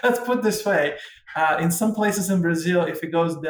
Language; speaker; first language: English; non-native, fluent; Portuguese